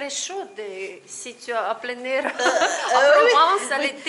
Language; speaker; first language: French; non-native, learner; Russian